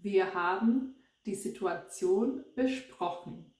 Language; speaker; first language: German; non-native, fluent; English